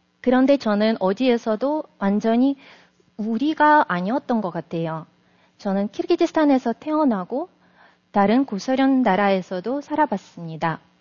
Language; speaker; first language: Korean; non-native, fluent; Russian